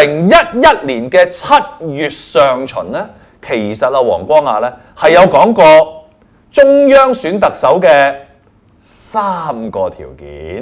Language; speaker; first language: Cantonese; native; Cantonese